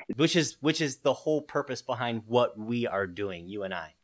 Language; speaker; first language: English; early bilingual, other home language; Italian